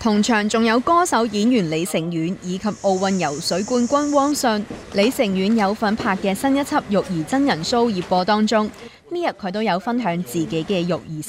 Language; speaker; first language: Chinese; native; Chinese